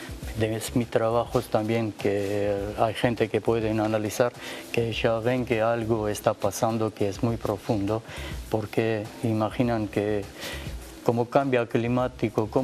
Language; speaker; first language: Spanish; non-native, learner; Armenian